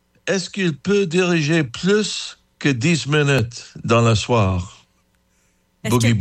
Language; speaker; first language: French; non-native, learner; English